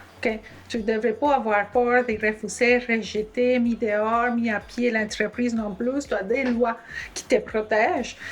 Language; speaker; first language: French; non-native, fluent; Spanish